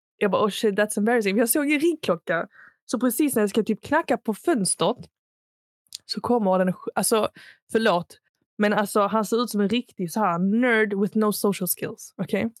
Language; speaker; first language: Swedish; early bilingual, other home language; Arabic